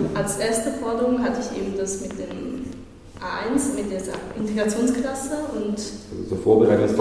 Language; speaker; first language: German; non-native, fluent; Vietnamese